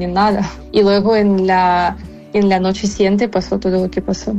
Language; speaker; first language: Spanish; non-native, fluent; Ukrainian